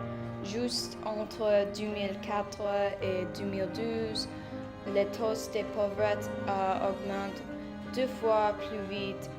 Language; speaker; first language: French; non-native, learner; English